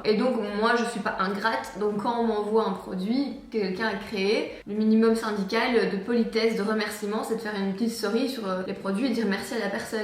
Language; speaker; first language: French; native; French